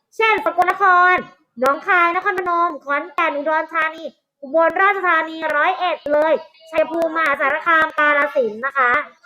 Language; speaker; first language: Thai; native; Thai